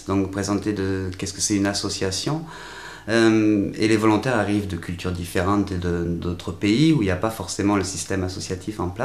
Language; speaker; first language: French; native; French